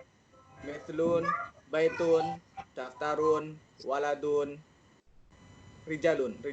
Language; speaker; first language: Arabic; non-native, learner; Indonesian